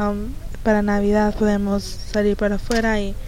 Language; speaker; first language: Spanish; early bilingual, heritage; Spanish